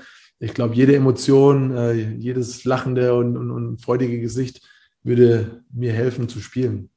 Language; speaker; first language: German; native; German